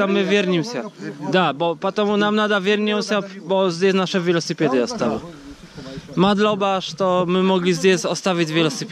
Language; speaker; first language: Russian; non-native, learner; Polish